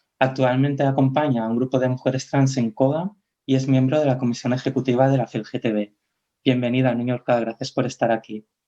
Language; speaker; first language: Spanish; native; Spanish